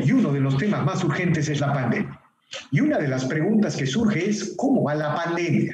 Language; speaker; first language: Spanish; native; Spanish